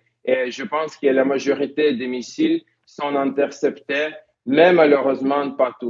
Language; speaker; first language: French; non-native, learner; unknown